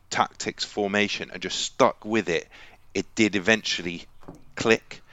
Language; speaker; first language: English; native; English